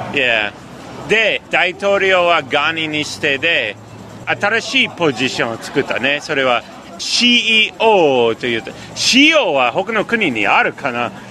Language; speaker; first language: Japanese; non-native, fluent; Persian